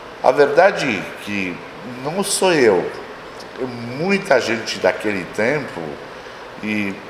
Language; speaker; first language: Portuguese; non-native, fluent; Romanian